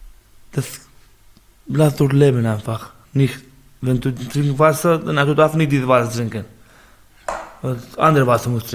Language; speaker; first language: German; non-native, learner; Baluchi